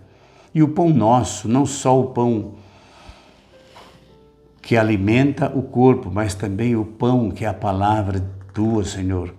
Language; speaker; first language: Portuguese; native; Portuguese